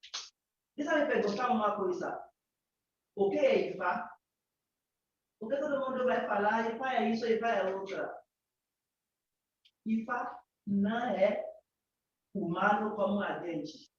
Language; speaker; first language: Portuguese; non-native, learner; Yoruba